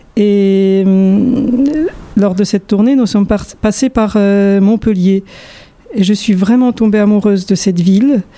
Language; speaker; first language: French; non-native, fluent; Polish